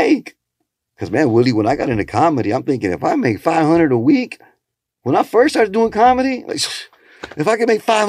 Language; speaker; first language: English; early bilingual, other home language; Spanish